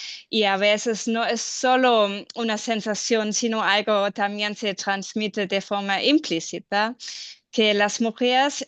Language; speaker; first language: Spanish; non-native, fluent; German